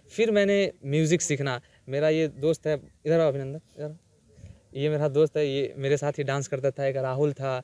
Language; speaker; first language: Hindi; native; Hindi